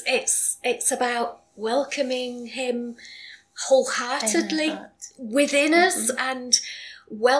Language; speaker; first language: English; native; English